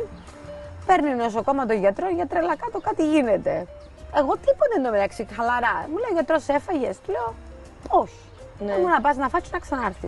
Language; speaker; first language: Greek; native; Greek